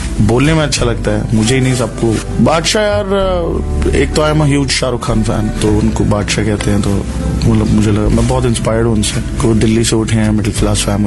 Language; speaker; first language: Hindi; native; Hindi